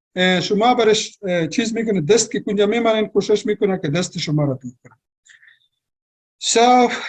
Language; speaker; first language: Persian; non-native, local second language; Pashto